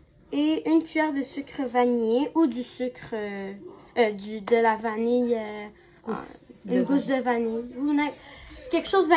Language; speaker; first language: French; non-native, local second language; Arabic